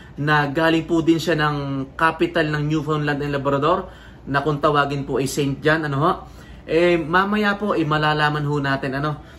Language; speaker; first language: Filipino; native; Filipino